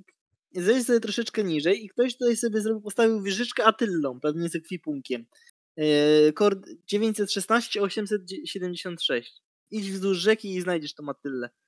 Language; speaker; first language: Polish; native; Polish